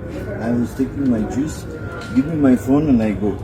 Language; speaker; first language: English; non-native, local second language; Ganda